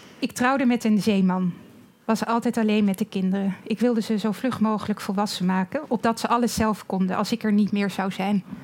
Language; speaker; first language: Dutch; native; Dutch